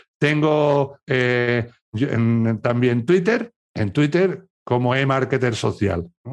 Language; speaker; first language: Spanish; native; Spanish